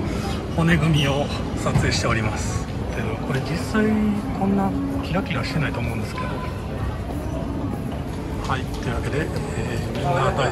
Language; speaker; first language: Japanese; native; Japanese